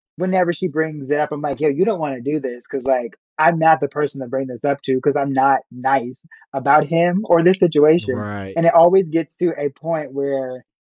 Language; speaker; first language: English; native; English